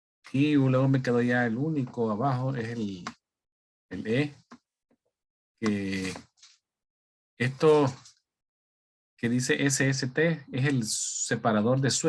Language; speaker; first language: Spanish; native; Spanish